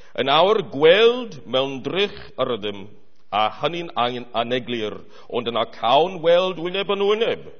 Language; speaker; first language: Welsh; non-native, fluent; English